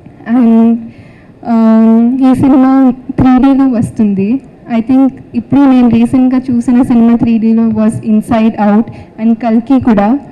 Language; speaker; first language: Telugu; non-native, fluent; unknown